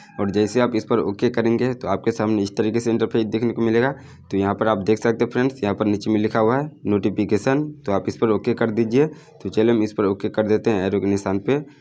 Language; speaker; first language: Hindi; native; Hindi